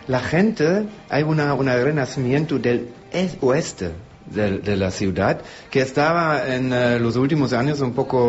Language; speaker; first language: Spanish; non-native, fluent; German